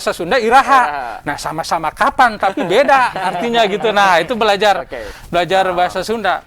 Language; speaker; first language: Indonesian; non-native, local second language; Sundanese